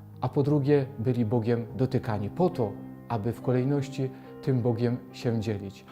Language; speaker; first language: Polish; native; Polish